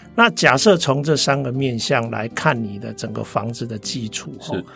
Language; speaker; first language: Chinese; non-native, local second language; Min Nan Chinese